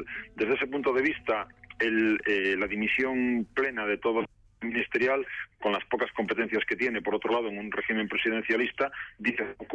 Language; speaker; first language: Spanish; native; Spanish